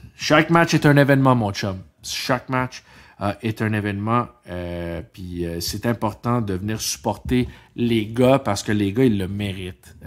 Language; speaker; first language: French; native; French